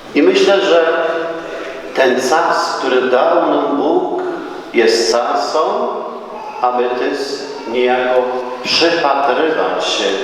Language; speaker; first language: Polish; native; Polish